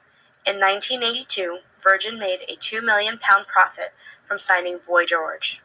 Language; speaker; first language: English; native; English